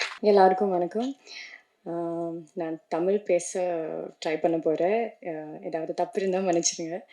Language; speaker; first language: Tamil; non-native, learner; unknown